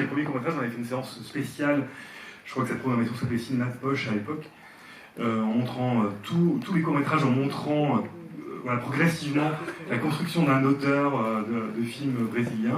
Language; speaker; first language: French; native; French